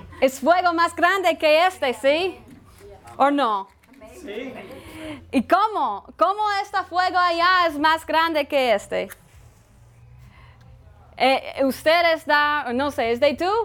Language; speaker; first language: Spanish; non-native, learner; English